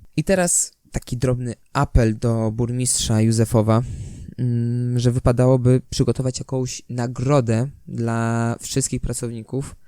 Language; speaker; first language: Polish; native; Polish